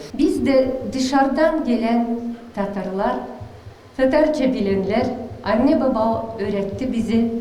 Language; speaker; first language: Turkish; early bilingual, heritage; Tatar